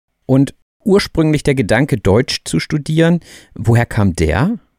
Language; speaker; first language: German; native; German